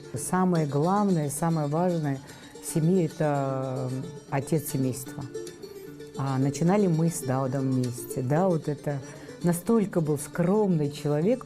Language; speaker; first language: Russian; native; Russian